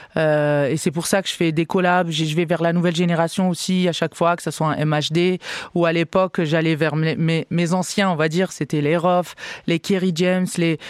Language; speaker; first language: French; non-native, local second language; Arabic